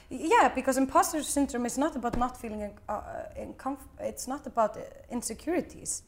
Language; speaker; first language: English; non-native, fluent; Icelandic